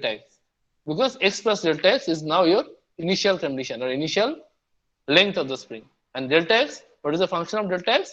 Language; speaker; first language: English; non-native, local second language; Bangla